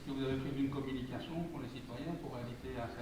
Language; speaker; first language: French; native; French